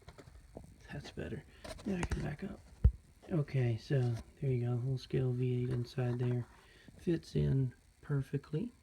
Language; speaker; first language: English; native; English